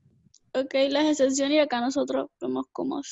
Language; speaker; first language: Spanish; native; Spanish